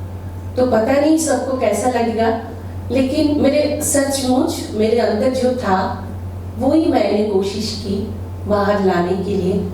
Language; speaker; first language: Hindi; non-native, local second language; Bangla